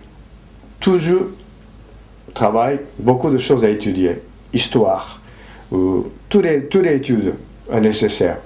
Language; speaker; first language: French; non-native, fluent; Japanese